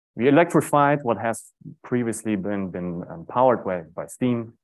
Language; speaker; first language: English; non-native, fluent; German